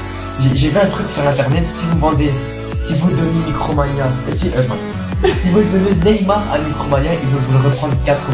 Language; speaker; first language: French; native; French